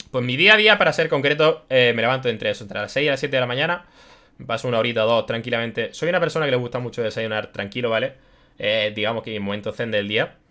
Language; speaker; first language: Spanish; early bilingual, other home language; German